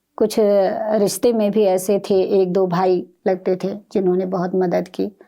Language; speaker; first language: Hindi; native; Hindi